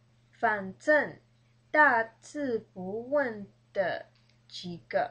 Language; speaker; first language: Chinese; early bilingual, heritage; Chinese